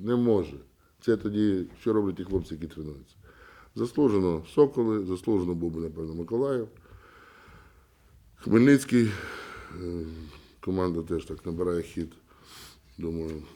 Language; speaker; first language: Ukrainian; native; Ukrainian